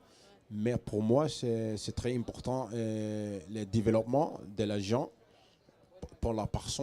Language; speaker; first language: French; non-native, learner; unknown